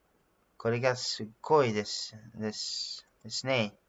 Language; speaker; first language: Japanese; non-native, learner; English